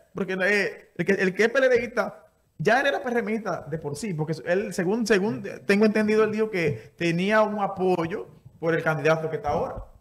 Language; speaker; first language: Spanish; native; Spanish